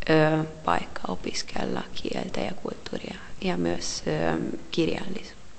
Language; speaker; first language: Finnish; non-native, learner; Hungarian